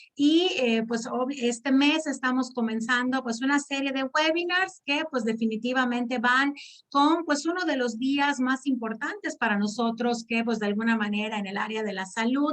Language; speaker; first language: Spanish; native; Spanish